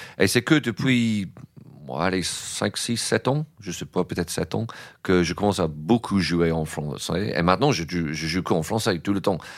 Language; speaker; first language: French; non-native, fluent; English